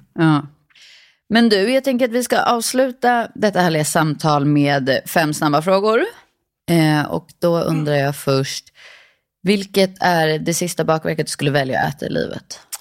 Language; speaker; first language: Swedish; native; Swedish